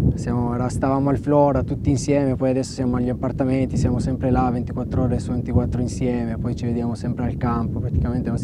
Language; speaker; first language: Italian; early bilingual, other home language; Albanian